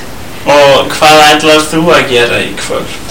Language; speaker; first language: Icelandic; non-native, learner; English